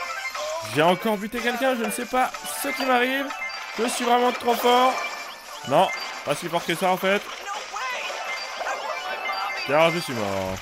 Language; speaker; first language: French; native; French